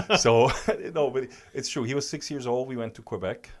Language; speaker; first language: English; non-native, fluent; German